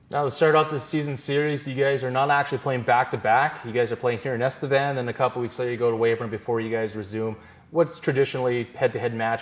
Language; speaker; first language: English; native; English